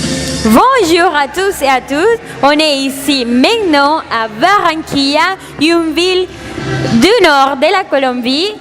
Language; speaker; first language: French; non-native, learner; Spanish